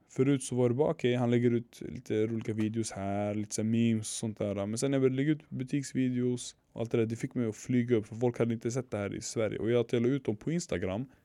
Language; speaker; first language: Swedish; early bilingual, other home language; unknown